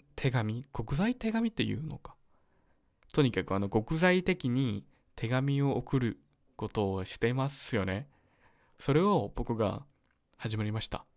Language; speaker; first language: Japanese; non-native, learner; Korean